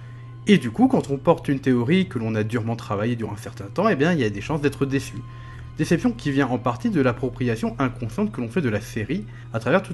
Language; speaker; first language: French; native; French